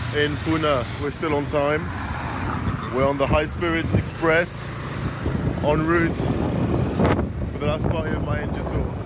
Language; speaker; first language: English; native; English